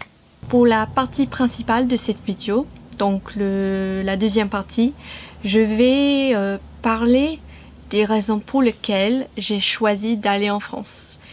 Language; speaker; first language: French; non-native, fluent; English